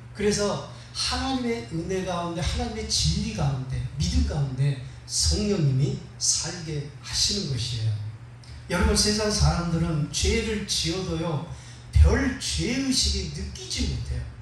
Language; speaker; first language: Korean; native; Korean